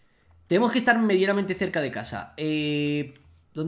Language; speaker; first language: Spanish; native; Spanish